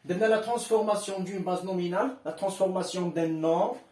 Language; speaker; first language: French; non-native, local second language; Arabic